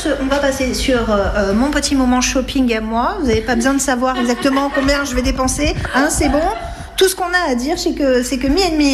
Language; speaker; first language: French; native; French